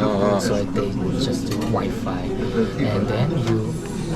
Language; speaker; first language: English; non-native, learner; Korean